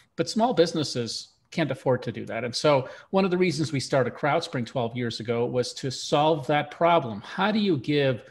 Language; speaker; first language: English; early bilingual, other home language; Russian